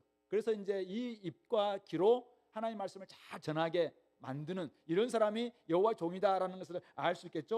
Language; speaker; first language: Korean; native; Korean